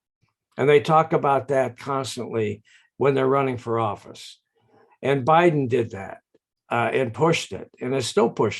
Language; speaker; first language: English; native; English